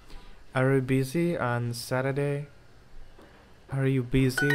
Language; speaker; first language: English; non-native, learner; Bangla